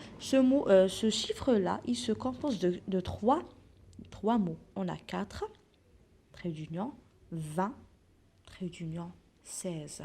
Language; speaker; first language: French; non-native, local second language; Arabic